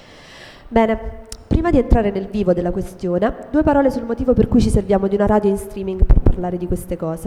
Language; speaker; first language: Italian; native; Italian